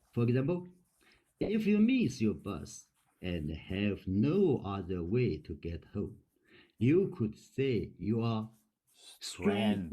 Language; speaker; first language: English; non-native, learner; Chinese